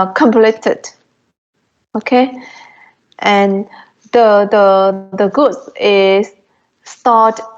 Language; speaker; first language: English; non-native, fluent; Vietnamese